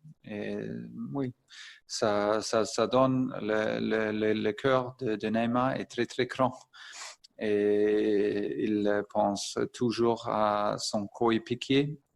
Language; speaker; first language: French; non-native, fluent; German